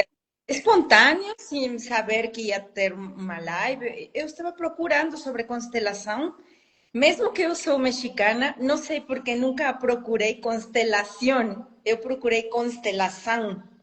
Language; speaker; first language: Portuguese; non-native, fluent; Spanish